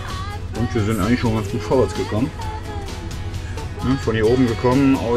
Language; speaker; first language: German; native; German